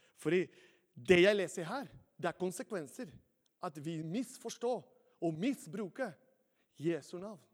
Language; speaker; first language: Norwegian; non-native, fluent; Spanish